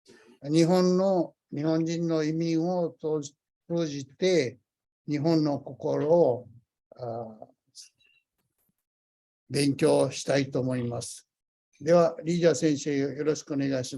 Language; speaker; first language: Japanese; early bilingual, heritage; Japanese